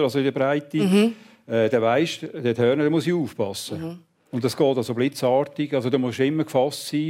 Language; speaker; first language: German; native; German